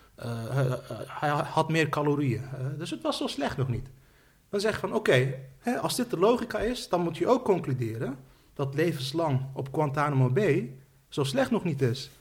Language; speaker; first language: Dutch; early bilingual, other home language; Turkish